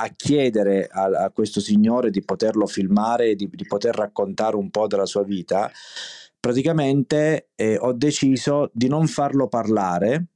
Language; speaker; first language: Italian; native; Italian